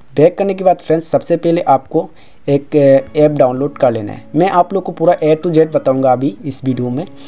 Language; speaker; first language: Hindi; non-native, local second language; Assamese